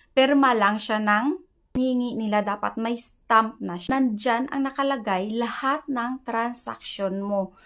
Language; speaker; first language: Filipino; non-native, local second language; Hiligaynon